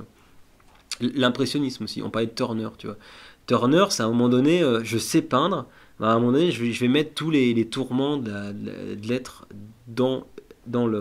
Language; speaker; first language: French; native; French